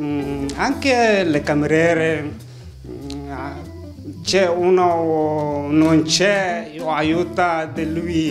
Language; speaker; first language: Italian; non-native, learner; Arabic